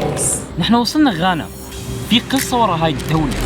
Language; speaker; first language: Arabic; native; Arabic